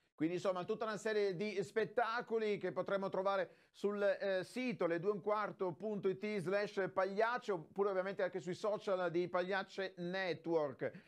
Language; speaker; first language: Italian; native; Italian